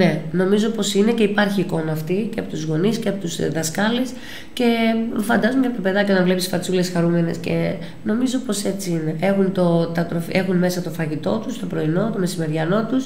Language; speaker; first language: Greek; native; Greek